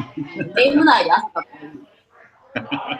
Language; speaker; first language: Japanese; native; Japanese